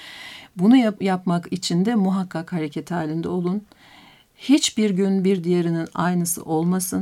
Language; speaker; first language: Turkish; native; Turkish